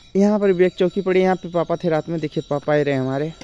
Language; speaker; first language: Hindi; non-native, local second language; Bhojpuri